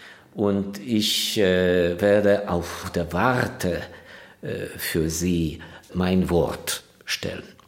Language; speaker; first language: German; non-native, fluent; Ukrainian